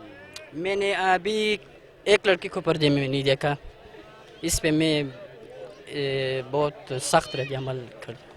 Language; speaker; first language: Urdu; non-native, local second language; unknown